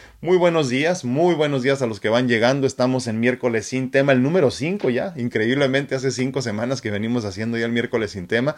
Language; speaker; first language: Spanish; native; Spanish